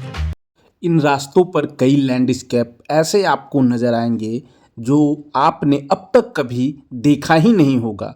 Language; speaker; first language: Hindi; native; Hindi